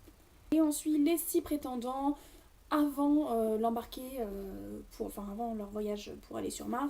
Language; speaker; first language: French; native; French